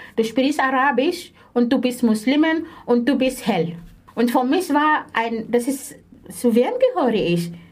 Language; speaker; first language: German; non-native, fluent; Arabic